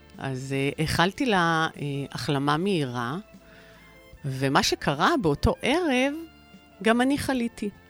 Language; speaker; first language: Hebrew; native; Hebrew